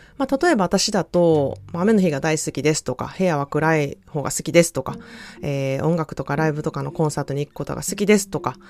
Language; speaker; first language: Japanese; native; Japanese